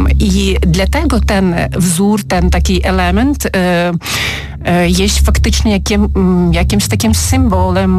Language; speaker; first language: Polish; non-native, fluent; Ukrainian